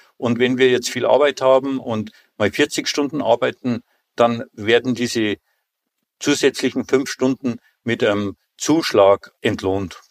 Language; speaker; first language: German; native; German